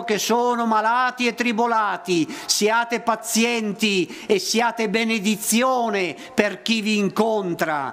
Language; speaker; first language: Italian; native; Italian